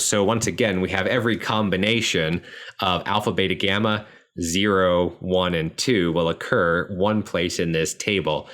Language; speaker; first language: English; native; English